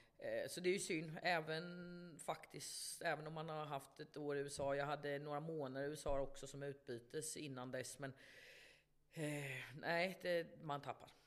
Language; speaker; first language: Swedish; native; Swedish